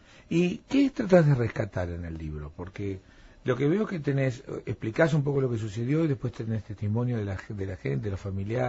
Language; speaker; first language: Spanish; native; Spanish